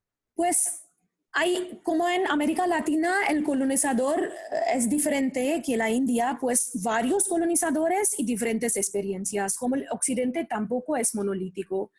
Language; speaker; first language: Spanish; non-native, fluent; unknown